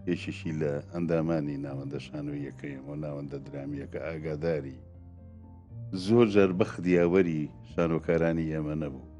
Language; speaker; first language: Central Kurdish; native; Central Kurdish